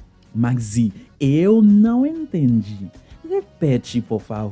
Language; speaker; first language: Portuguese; non-native, fluent; Haitian Creole